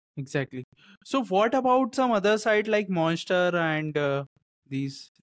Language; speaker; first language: English; non-native, local second language; Hindi